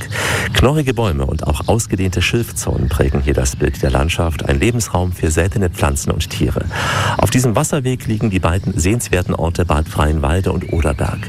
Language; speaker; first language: German; native; German